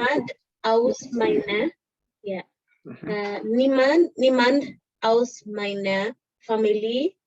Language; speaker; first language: German; non-native, learner; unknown